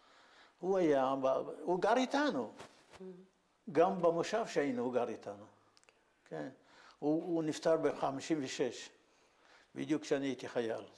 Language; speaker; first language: Hebrew; non-native, fluent; Yiddish